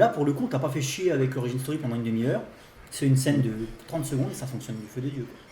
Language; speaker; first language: French; native; French